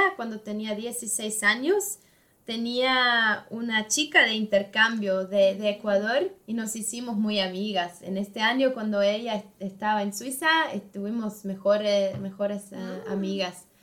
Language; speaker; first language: Spanish; non-native, fluent; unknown